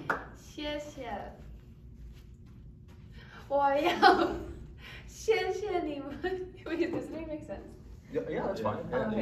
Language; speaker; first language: Chinese; non-native, learner; English